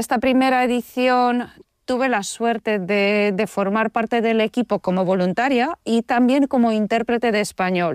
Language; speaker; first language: Spanish; non-native, fluent; Polish